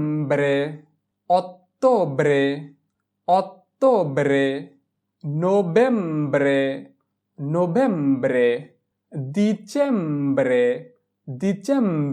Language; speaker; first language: Italian; non-native, fluent; Bangla